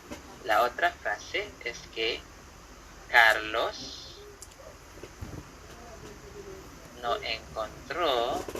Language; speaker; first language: Spanish; non-native, fluent; Filipino